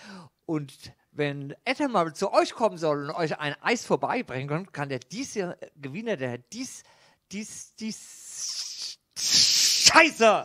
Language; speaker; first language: German; native; German